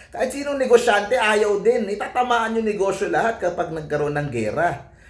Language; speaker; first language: Filipino; native; Filipino